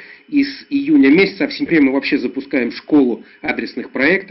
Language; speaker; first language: Russian; native; Russian